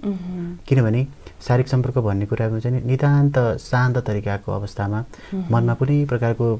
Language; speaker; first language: Nepali; native; Nepali